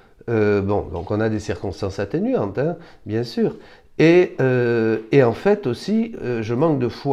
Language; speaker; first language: French; native; French